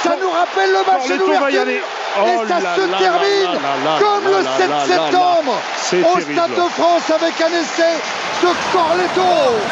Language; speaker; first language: French; native; French